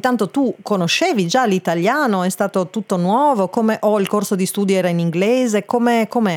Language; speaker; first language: Italian; native; Italian